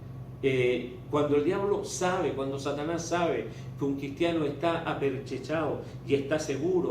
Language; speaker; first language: Spanish; native; Spanish